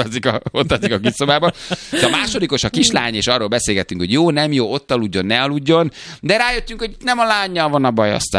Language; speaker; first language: Hungarian; native; Hungarian